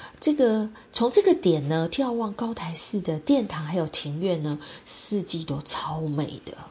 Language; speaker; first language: Chinese; native; Chinese